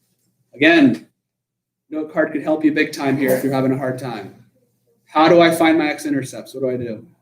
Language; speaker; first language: English; native; English